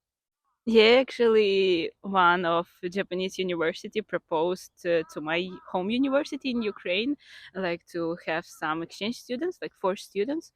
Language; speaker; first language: English; non-native, fluent; Ukrainian